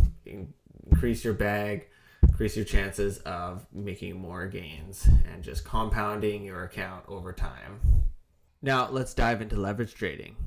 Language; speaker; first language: English; native; English